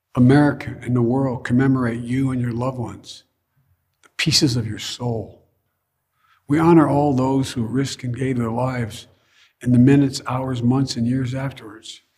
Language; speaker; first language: English; native; English